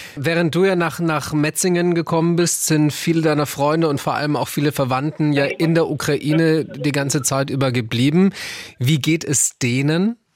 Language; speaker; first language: German; native; German